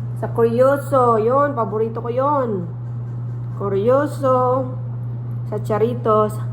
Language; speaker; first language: Filipino; non-native, local second language; Waray